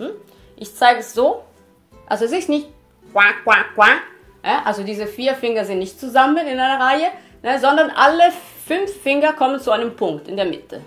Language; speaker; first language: German; non-native, fluent; Italian